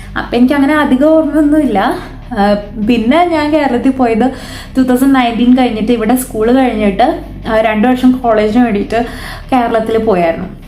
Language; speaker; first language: Malayalam; early bilingual, heritage; Malayalam